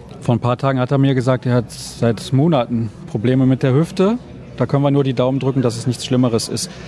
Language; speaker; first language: German; native; German